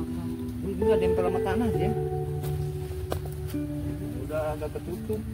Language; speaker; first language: Indonesian; native; Indonesian